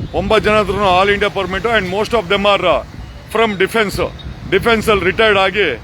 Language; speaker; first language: Kannada; native; Kannada